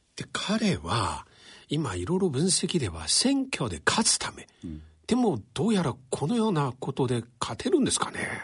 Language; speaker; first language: Japanese; non-native, fluent; Chinese